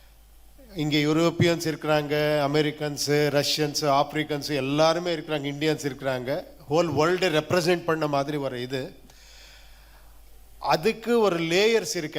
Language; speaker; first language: Tamil; non-native, learner; Kannada